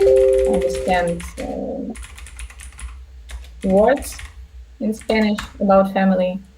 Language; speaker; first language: English; non-native, learner; Russian